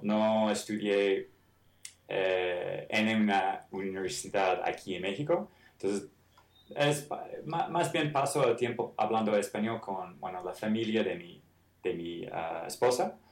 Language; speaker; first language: Spanish; non-native, fluent; English